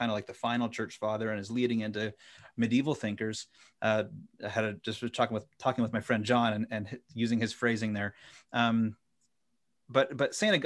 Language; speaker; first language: English; native; English